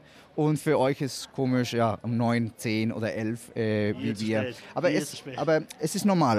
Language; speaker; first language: German; non-native, fluent; Spanish